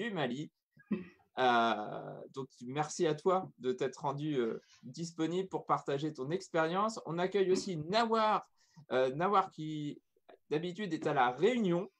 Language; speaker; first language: French; native; French